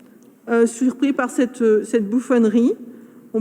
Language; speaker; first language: French; native; French